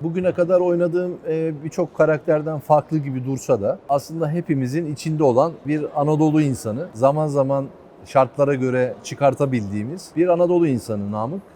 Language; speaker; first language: Turkish; native; Turkish